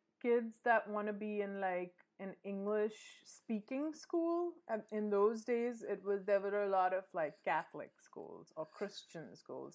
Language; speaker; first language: English; native; English